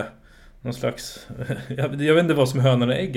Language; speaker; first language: Swedish; native; Swedish